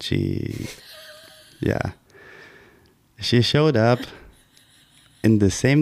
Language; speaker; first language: English; non-native, fluent; Portuguese